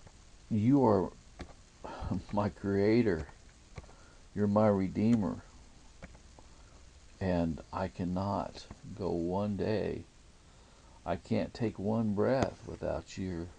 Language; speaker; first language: English; native; English